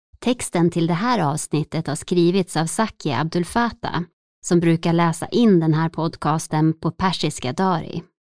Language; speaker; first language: Swedish; native; Swedish